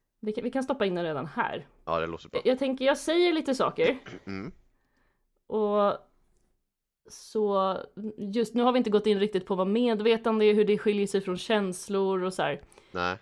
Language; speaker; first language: Swedish; native; Swedish